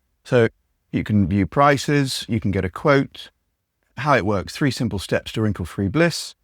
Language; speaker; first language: English; native; English